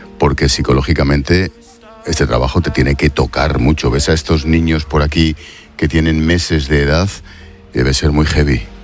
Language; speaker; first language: Spanish; native; Spanish